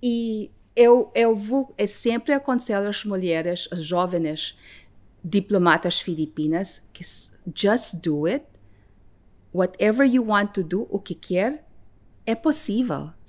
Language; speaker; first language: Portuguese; non-native, fluent; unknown